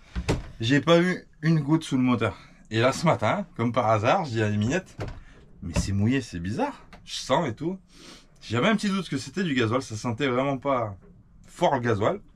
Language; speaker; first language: French; native; French